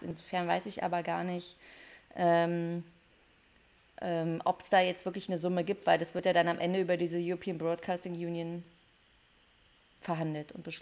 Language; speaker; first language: German; native; German